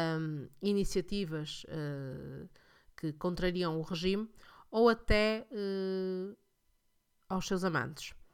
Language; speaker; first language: Portuguese; native; Portuguese